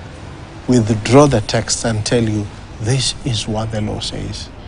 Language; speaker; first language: English; non-native, local second language; Swahili